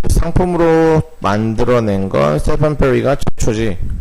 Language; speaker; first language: Korean; native; Korean